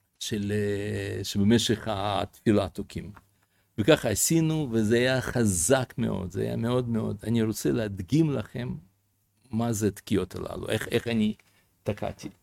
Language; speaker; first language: Hebrew; non-native, fluent; Russian